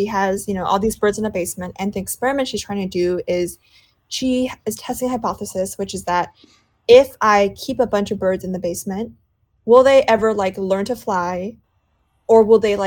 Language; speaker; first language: English; non-native, local second language; Cantonese